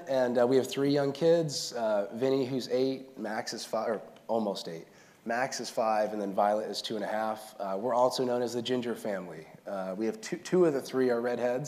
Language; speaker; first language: English; native; English